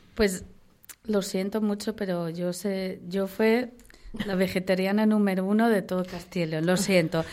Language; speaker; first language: Spanish; non-native, fluent; English